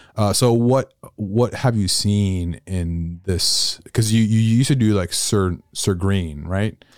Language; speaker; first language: English; non-native, fluent; Italian